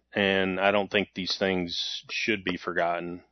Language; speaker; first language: English; native; English